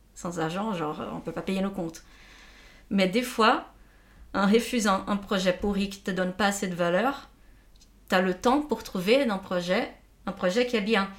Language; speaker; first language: French; non-native, fluent; Portuguese